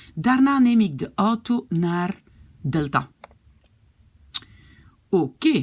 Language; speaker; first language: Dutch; non-native, fluent; French